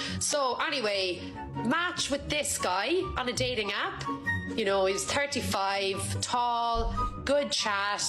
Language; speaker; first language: English; native; English